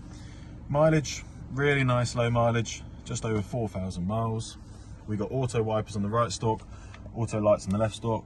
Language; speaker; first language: English; native; English